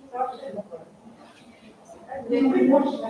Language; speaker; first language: Russian; non-native, local second language; Kazakh